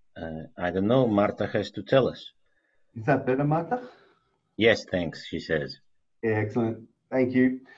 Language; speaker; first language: English; native; English